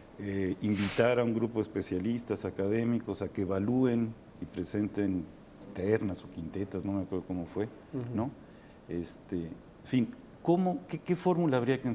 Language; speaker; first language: Spanish; native; Spanish